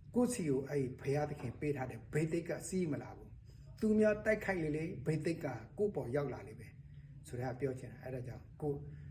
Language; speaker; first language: Burmese; non-native, local second language; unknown